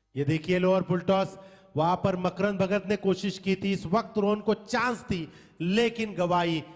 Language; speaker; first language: Hindi; non-native, local second language; Marathi